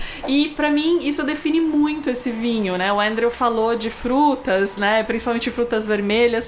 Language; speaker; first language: Portuguese; native; Portuguese